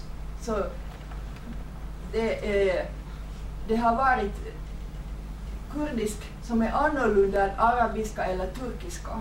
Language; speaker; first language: Swedish; non-native, fluent; Finnish